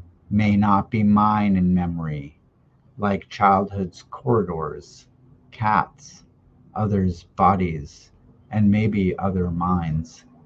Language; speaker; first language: English; early bilingual, other home language; Russian